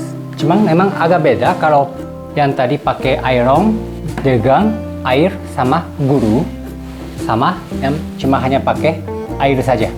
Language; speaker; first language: Indonesian; non-native, fluent; Japanese